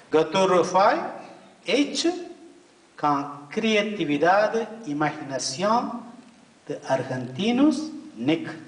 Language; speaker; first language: Spanish; non-native, fluent; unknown